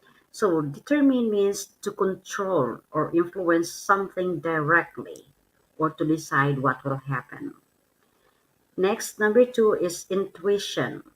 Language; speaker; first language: English; non-native, fluent; Filipino